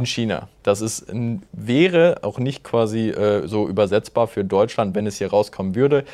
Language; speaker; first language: German; native; German